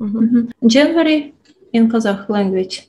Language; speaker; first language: English; non-native, learner; Tatar